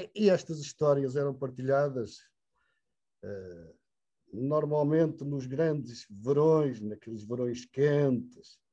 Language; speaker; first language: Portuguese; native; Portuguese